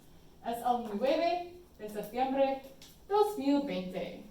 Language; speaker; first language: Spanish; non-native, fluent; English